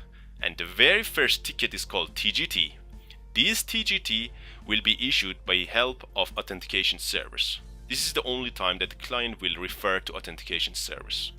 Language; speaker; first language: English; non-native, fluent; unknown